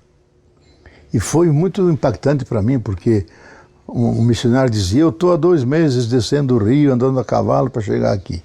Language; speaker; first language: Portuguese; native; Portuguese